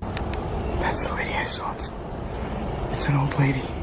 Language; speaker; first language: English; native; English